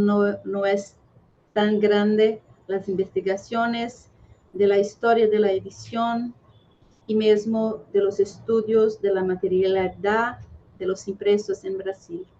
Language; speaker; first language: Spanish; non-native, fluent; Portuguese